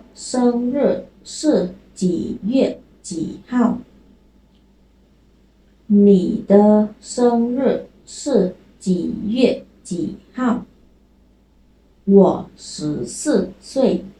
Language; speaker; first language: Chinese; non-native, fluent; Khmer